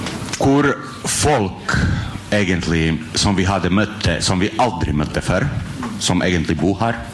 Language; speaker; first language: Norwegian; non-native, learner; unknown